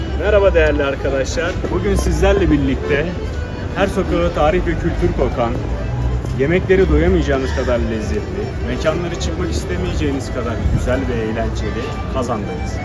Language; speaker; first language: Turkish; native; Turkish